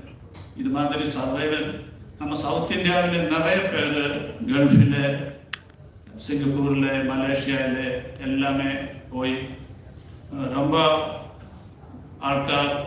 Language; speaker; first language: Tamil; non-native, learner; Malayalam